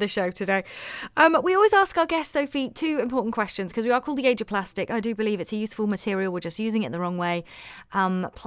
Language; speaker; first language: English; native; English